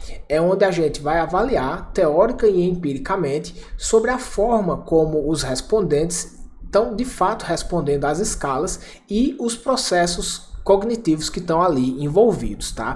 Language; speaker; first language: Portuguese; native; Portuguese